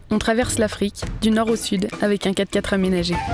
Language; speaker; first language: French; native; French